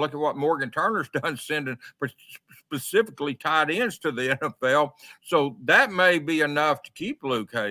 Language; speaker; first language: English; native; English